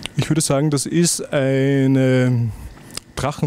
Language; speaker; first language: German; native; German